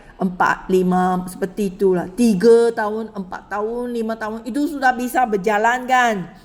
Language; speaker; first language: Malay; non-native, local second language; Chinese